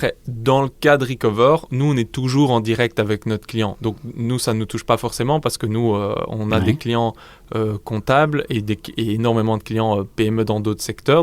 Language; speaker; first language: French; native; French